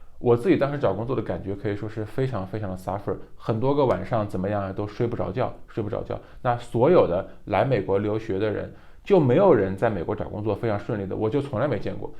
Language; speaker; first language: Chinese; native; Chinese